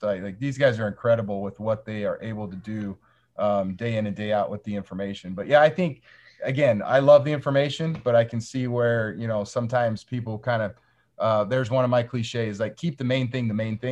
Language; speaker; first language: English; native; English